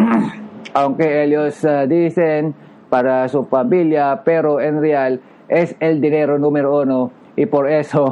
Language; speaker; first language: Spanish; non-native, learner; Japanese